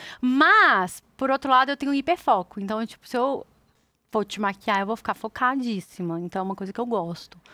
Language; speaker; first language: Portuguese; native; Portuguese